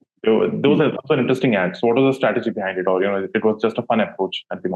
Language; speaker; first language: English; non-native, local second language; Hindi